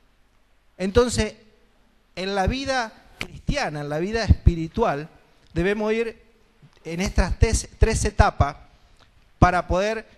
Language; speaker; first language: Spanish; native; Spanish